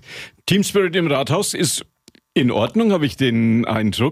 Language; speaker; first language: German; native; German